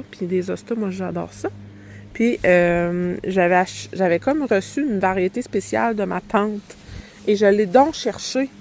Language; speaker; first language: French; native; French